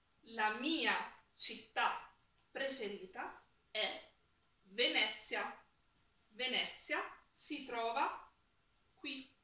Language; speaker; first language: Italian; non-native, learner; French